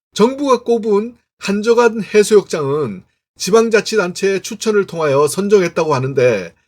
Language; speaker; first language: Korean; native; Korean